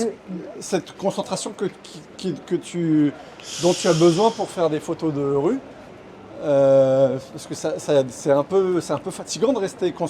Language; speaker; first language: French; native; French